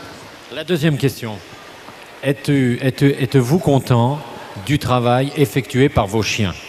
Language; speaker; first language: French; native; French